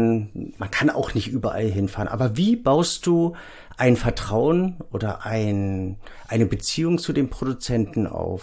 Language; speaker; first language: German; native; German